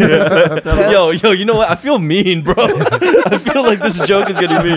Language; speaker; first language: English; early bilingual, other home language; Korean